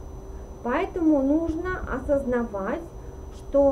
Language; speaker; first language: Russian; native; Russian